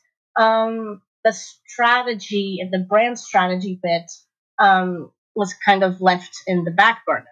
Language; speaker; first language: English; non-native, fluent; Portuguese